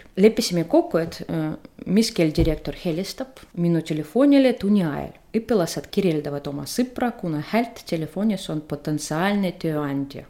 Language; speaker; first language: Estonian; non-native, fluent; Russian